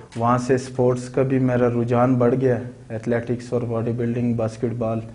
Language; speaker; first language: Urdu; non-native, local second language; Pashto